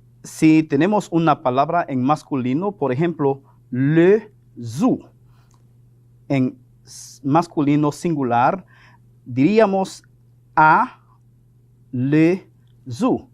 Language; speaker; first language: Spanish; non-native, fluent; French